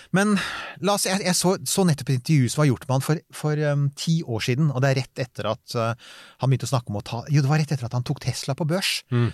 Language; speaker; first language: Norwegian; native; Norwegian